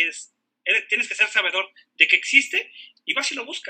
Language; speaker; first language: Spanish; native; Spanish